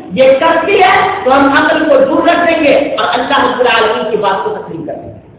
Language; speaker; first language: Urdu; native; Urdu